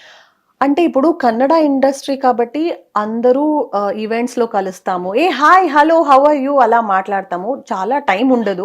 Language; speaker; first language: Telugu; non-native, local second language; Kannada